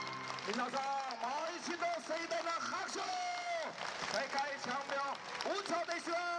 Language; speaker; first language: Japanese; non-native, learner; Chinese